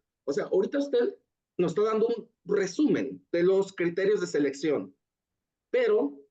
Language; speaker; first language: Spanish; native; Spanish